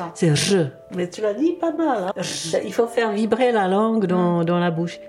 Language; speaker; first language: French; early bilingual, other home language; Czech